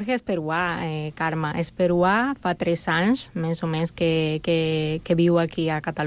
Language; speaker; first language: Catalan; non-native, fluent; Spanish